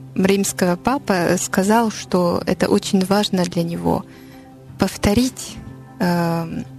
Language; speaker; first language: Russian; non-native, learner; French